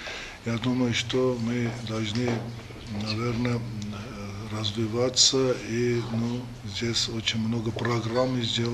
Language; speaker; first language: Russian; non-native, fluent; Armenian